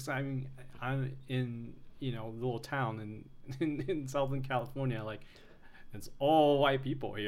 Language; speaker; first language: English; early bilingual, other home language; Chinese